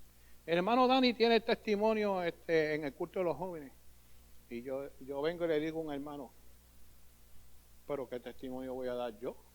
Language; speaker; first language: Spanish; native; Spanish